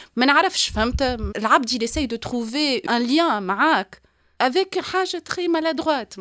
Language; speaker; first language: French; non-native, local second language; Arabic